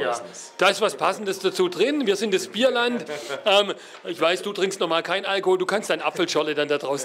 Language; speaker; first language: German; native; German